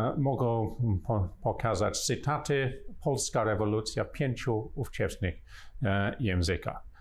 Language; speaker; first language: Polish; non-native, fluent; English